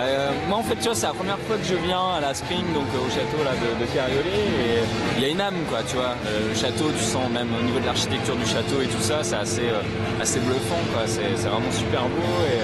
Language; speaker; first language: French; native; French